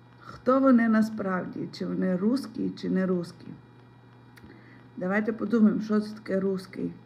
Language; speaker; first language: Ukrainian; non-native, local second language; Russian